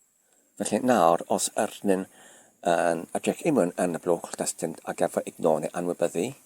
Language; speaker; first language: Welsh; non-native, learner; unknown